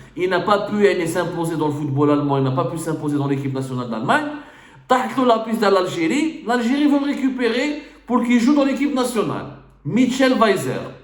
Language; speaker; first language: French; non-native, local second language; Arabic